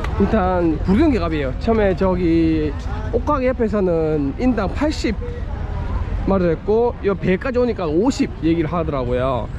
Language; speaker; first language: Korean; native; Korean